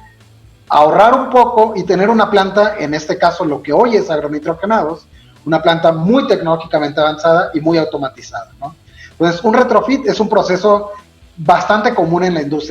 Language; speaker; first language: Spanish; native; Spanish